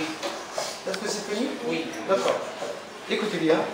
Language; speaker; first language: French; non-native, fluent; Arabic